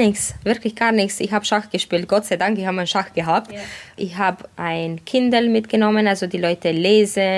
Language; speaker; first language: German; non-native, fluent; Romanian